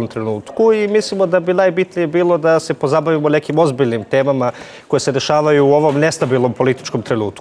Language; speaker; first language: Serbian; native; Serbian